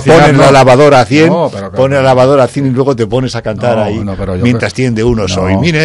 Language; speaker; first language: Spanish; native; Spanish